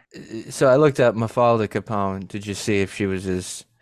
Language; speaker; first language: English; early bilingual, other home language; Italian